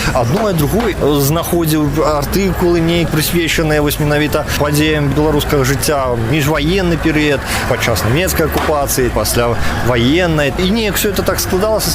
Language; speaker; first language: Belarusian; non-native, local second language; Russian